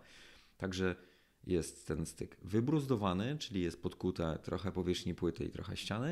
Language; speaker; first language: Polish; native; Polish